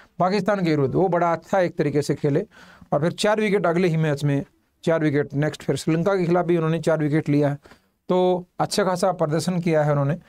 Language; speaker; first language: Hindi; native; Hindi